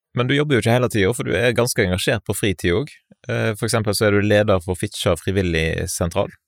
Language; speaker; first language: Norwegian; native; Norwegian